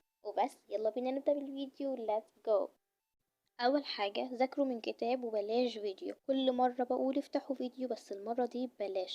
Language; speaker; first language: Arabic; native; Arabic